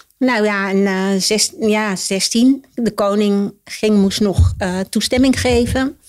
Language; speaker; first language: Dutch; early bilingual, other home language; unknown